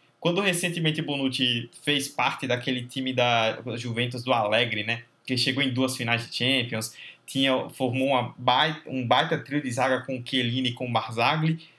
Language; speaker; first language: Portuguese; native; Portuguese